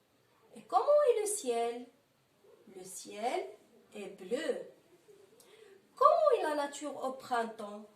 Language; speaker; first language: French; non-native, local second language; Arabic